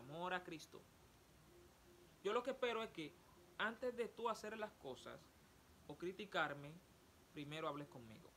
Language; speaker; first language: Spanish; native; Spanish